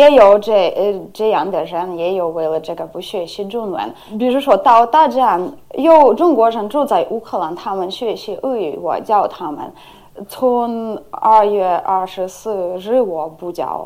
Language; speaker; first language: Chinese; non-native, learner; Ukrainian